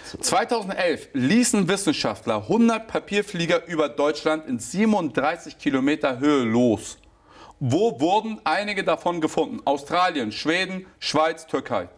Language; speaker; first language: German; early bilingual, other home language; Turkish